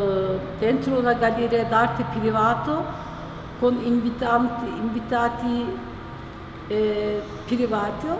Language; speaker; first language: Italian; non-native, learner; Turkish